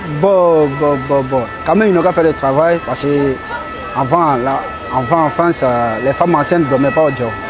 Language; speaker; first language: French; non-native, local second language; Dyula